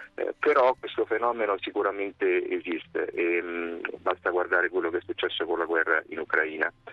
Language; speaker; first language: Italian; native; Italian